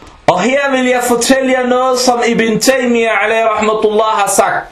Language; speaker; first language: Danish; early bilingual, other home language; Arabic